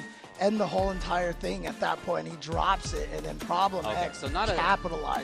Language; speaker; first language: English; native; English